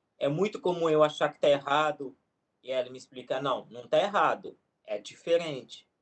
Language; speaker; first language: Portuguese; non-native, local second language; Kabuverdianu